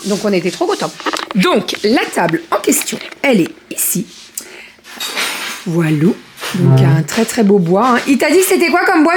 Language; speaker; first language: French; native; French